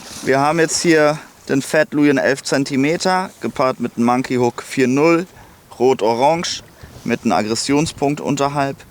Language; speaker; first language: German; native; German